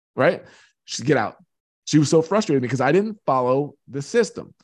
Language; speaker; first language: English; native; English